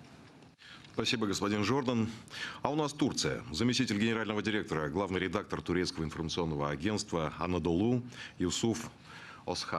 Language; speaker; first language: Russian; native; Russian